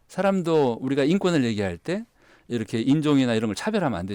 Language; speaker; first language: Korean; native; Korean